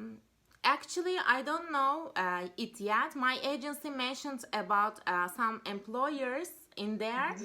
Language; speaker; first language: English; non-native, learner; Turkish